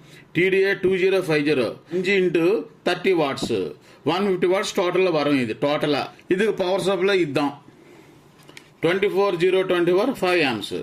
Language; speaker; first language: Tamil; non-native, local second language; Telugu